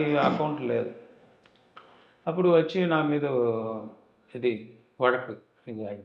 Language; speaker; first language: Telugu; non-native, learner; Tamil